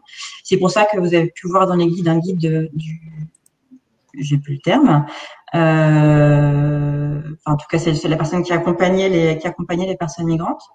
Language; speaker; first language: French; native; French